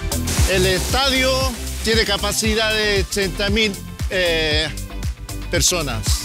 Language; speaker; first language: Spanish; early bilingual, heritage; Spanish